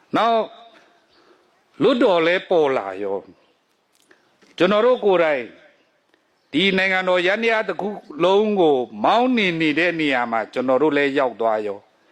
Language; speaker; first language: Burmese; non-native, local second language; Pa'o Karen